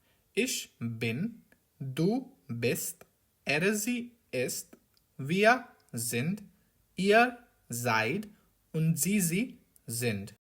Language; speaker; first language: German; non-native, learner; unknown